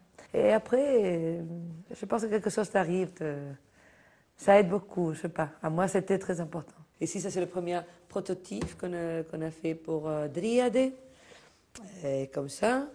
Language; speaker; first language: French; non-native, fluent; Spanish